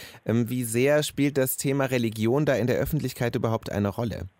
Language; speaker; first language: German; native; German